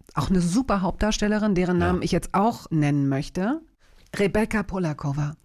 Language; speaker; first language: German; native; German